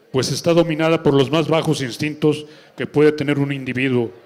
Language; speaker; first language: Spanish; native; Spanish